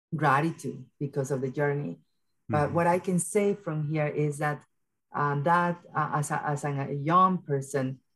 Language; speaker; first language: English; early bilingual, other home language; Spanish